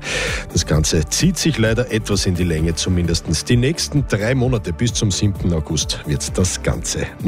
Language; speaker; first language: German; native; German